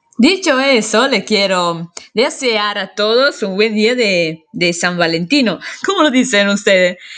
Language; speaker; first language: Spanish; non-native, fluent; Italian